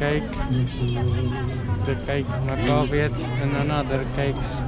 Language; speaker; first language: English; non-native, learner; Polish